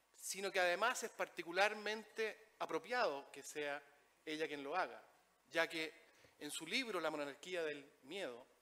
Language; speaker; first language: Spanish; native; Spanish